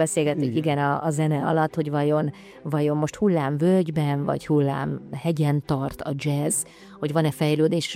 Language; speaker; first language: Hungarian; native; Hungarian